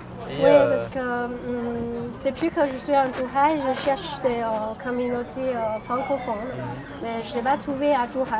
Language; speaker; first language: French; non-native, fluent; Chinese